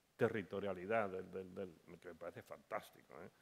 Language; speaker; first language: Spanish; non-native, fluent; English